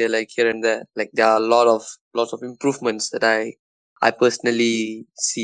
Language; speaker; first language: English; non-native, local second language; Tamil